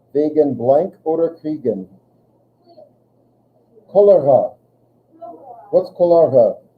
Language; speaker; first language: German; non-native, fluent; English